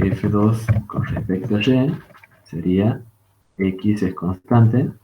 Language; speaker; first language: Spanish; native; Spanish